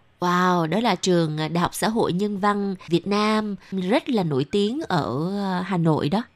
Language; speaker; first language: Vietnamese; native; Vietnamese